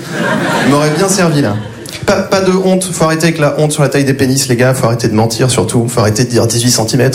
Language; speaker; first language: French; native; French